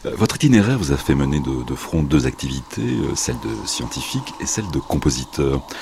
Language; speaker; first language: French; native; French